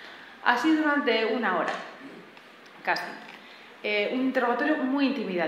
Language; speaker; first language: Spanish; native; Spanish